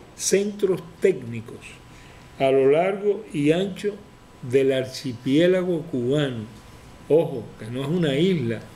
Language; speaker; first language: Spanish; native; Spanish